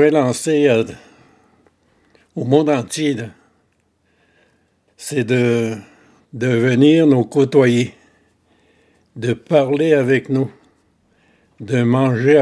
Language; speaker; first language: French; non-native, fluent; Innu-aimun